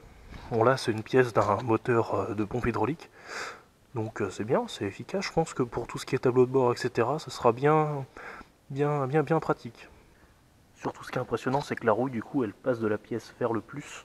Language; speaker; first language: French; native; French